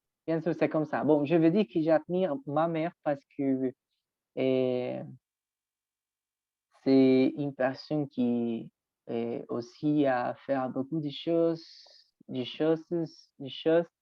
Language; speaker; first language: French; non-native, learner; Spanish